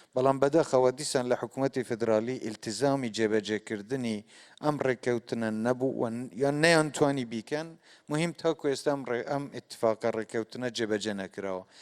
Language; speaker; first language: Central Kurdish; non-native, local second language; Kurdish